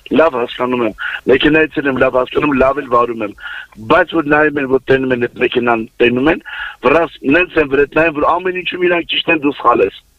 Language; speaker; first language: Armenian; native; Armenian